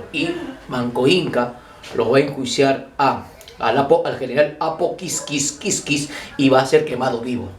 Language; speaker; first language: Spanish; native; Spanish